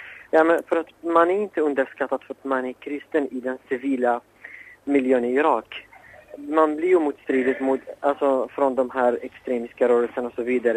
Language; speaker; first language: Swedish; non-native, fluent; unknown